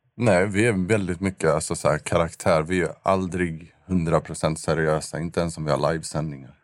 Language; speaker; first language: Swedish; native; Swedish